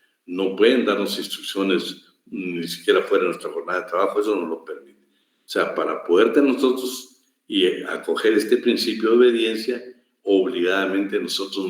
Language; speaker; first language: Spanish; native; Spanish